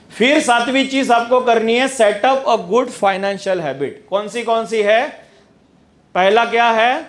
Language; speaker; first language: Hindi; non-native, local second language; Gujarati